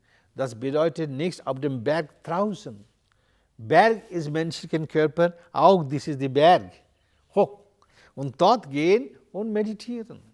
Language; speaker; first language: German; non-native, learner; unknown